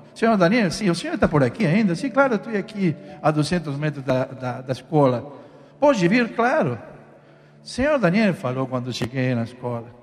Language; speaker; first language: Portuguese; non-native, fluent; Spanish